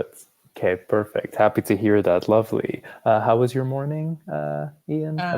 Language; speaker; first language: English; non-native, fluent; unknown